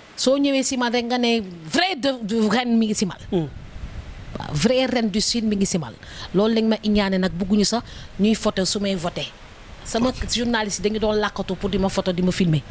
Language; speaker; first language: Wolof; non-native, local second language; Serer